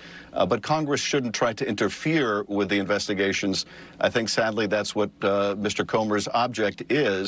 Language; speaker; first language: English; native; English